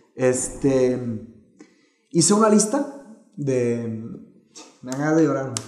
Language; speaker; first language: Spanish; early bilingual, other home language; Portuguese